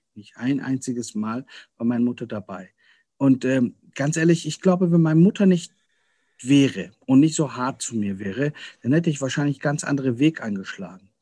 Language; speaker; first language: German; early bilingual, other home language; Persian